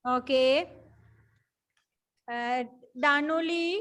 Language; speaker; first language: English; non-native, local second language; Sinhala